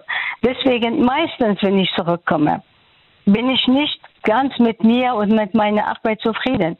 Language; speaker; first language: German; non-native, fluent; Persian